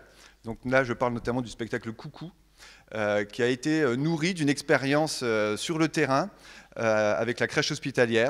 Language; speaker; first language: French; native; French